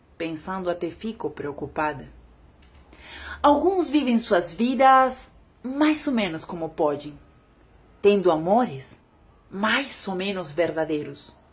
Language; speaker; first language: Portuguese; non-native, fluent; Spanish